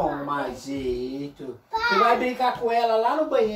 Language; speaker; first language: Portuguese; native; Portuguese